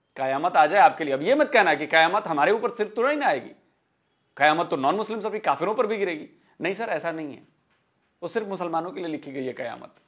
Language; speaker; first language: Hindi; native; Hindi